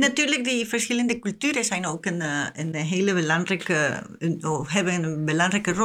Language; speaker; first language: Dutch; non-native, learner; Spanish